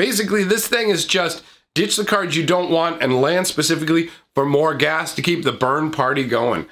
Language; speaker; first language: English; native; English